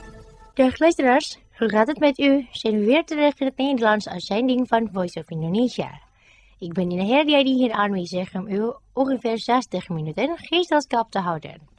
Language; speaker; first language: Dutch; non-native, fluent; Indonesian